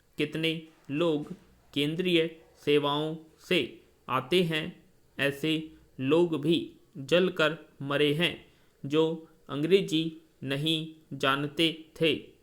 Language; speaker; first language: Hindi; native; Hindi